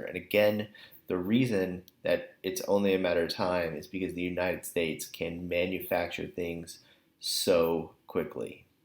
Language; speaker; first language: English; native; English